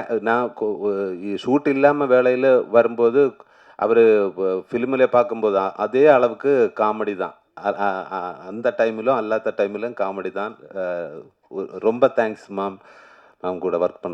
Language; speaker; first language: Tamil; non-native, learner; Malayalam